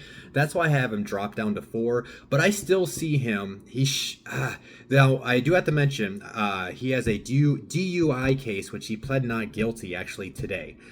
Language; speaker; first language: English; native; English